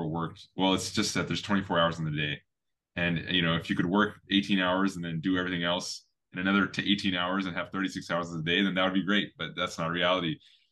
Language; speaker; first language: English; native; English